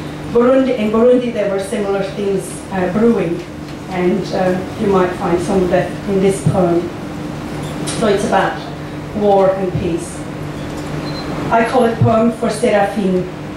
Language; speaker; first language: English; non-native, fluent; Dutch